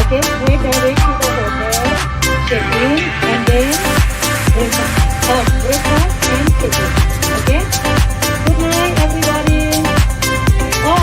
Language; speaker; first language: English; non-native, learner; Thai